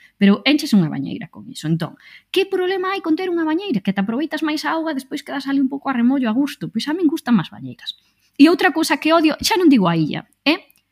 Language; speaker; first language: Galician; non-native, local second language; Spanish